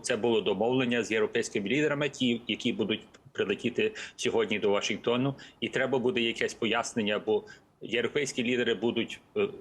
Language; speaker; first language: Ukrainian; early bilingual, heritage; English